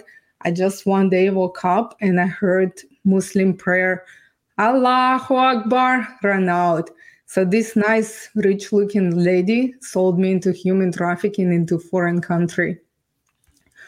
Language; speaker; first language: English; non-native, fluent; Ukrainian